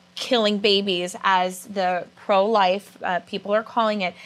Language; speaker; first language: English; native; English